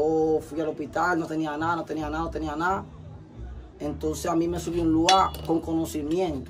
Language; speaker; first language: Spanish; native; Spanish